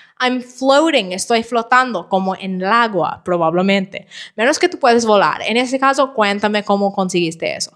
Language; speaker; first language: Spanish; non-native, fluent; English